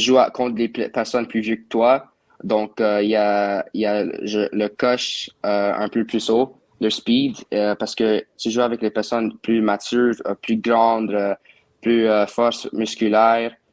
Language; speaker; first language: French; non-native, local second language; English